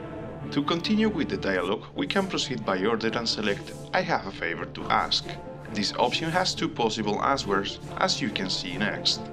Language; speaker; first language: English; non-native, fluent; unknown